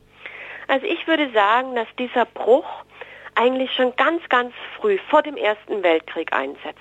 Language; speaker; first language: German; native; German